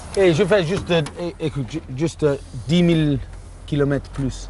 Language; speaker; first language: French; non-native, learner; English